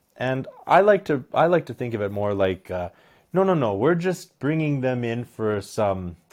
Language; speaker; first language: English; native; English